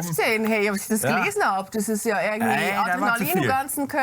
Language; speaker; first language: German; native; German